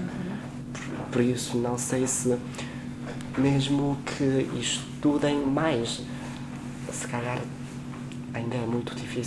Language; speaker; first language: Portuguese; non-native, fluent; Chinese